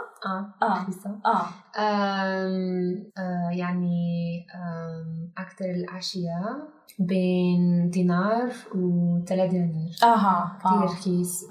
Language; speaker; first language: Arabic; non-native, learner; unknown